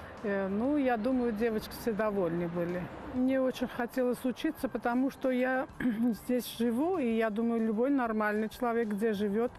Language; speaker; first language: Russian; non-native, local second language; Armenian